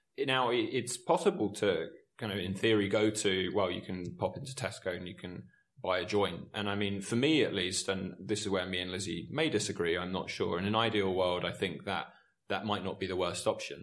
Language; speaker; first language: English; native; English